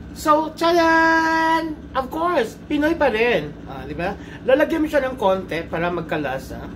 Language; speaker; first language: Filipino; non-native, local second language; Cebuano